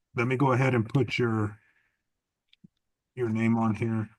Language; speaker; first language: English; native; English